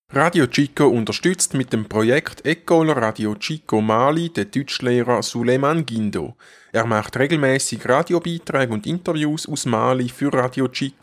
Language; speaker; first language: German; native; German